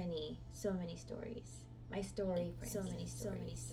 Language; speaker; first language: English; non-native, local second language; Hiligaynon